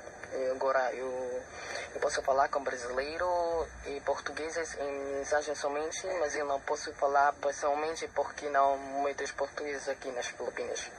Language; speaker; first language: Portuguese; non-native, learner; Filipino